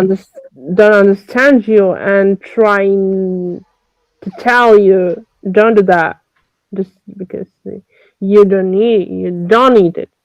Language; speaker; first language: English; non-native, learner; French